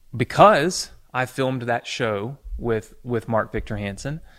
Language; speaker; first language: English; native; English